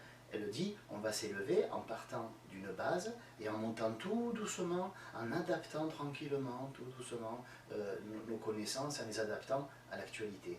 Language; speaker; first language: French; native; French